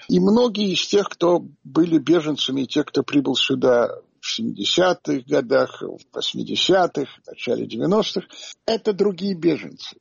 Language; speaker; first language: Russian; native; Russian